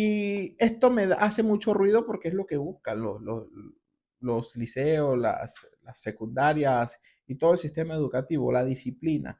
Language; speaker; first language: Spanish; native; Spanish